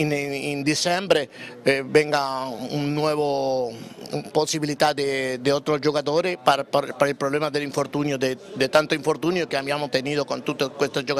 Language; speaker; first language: Italian; non-native, learner; Spanish